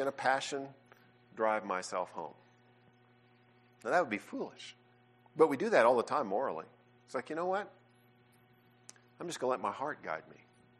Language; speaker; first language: English; native; English